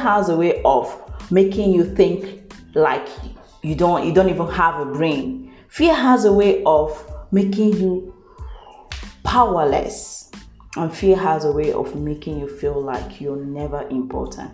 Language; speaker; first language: English; non-native, local second language; Igbo